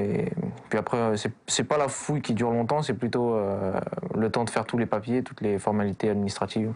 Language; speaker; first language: French; early bilingual, other home language; Kurdish